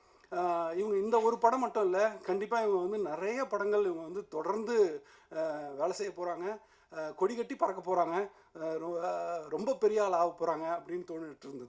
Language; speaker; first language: Tamil; native; Tamil